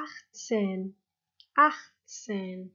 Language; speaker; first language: German; non-native, fluent; Arabic